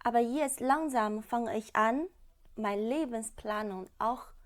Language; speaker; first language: German; non-native, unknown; Chinese